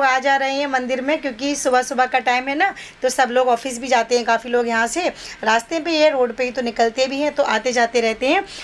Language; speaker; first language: Hindi; native; Hindi